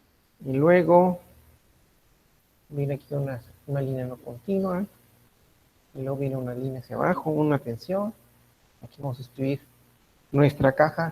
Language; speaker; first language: Spanish; native; Spanish